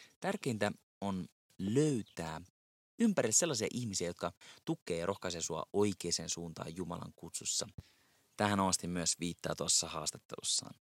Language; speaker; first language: Finnish; native; Finnish